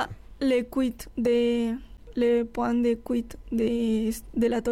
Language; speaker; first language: French; non-native, learner; Spanish